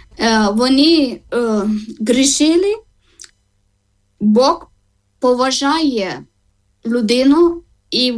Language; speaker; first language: Ukrainian; non-native, learner; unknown